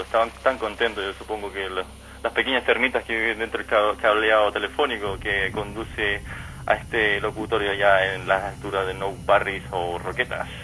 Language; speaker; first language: Spanish; native; Spanish